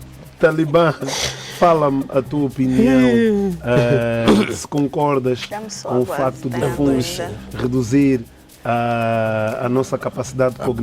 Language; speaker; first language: Portuguese; native; Portuguese